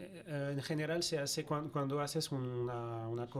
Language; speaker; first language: Spanish; non-native, fluent; French